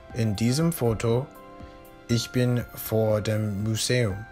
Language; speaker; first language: German; non-native, learner; Spanish